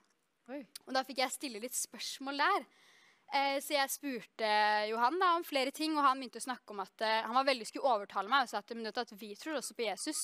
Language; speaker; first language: Norwegian; native; Norwegian